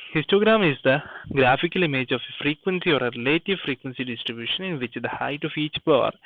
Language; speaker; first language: English; non-native, local second language; Malayalam